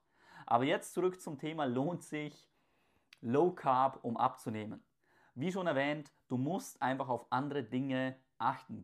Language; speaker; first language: German; native; German